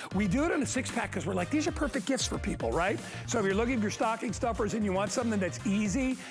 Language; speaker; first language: English; native; English